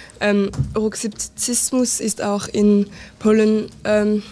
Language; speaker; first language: German; non-native, learner; French